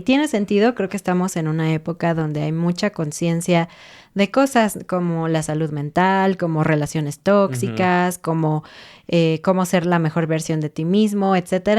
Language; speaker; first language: Spanish; native; Spanish